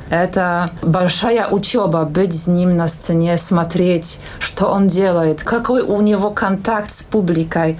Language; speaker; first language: Russian; non-native, fluent; Polish